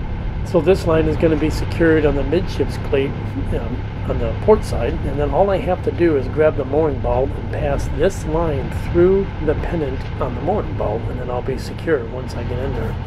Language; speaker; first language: English; native; English